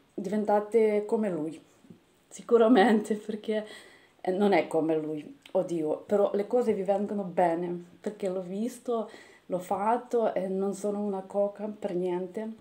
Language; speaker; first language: Italian; non-native, fluent; Ukrainian